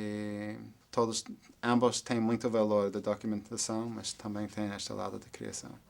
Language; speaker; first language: Portuguese; non-native, fluent; English